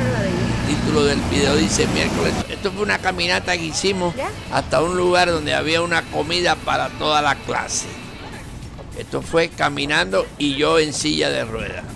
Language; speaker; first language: Spanish; native; Spanish